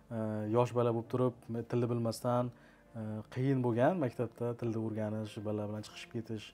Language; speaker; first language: Uzbek; early bilingual, heritage; Uzbek